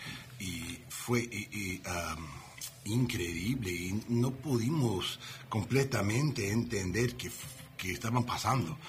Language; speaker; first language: Spanish; non-native, learner; English